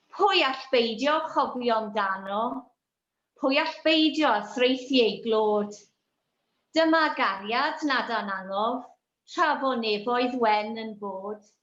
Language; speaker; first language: Welsh; native; Welsh